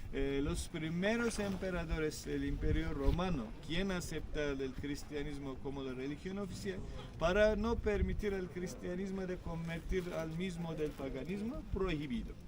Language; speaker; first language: Spanish; non-native, fluent; Turkish